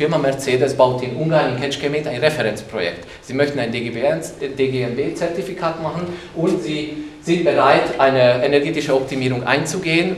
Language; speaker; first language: German; non-native, fluent; Hungarian